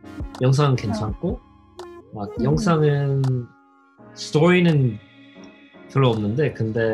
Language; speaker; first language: Korean; non-native, learner; English